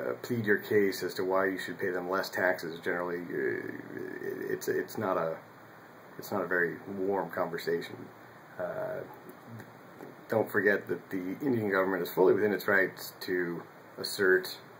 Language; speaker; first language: English; native; English